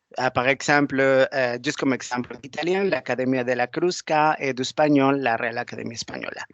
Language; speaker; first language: French; non-native, learner; Spanish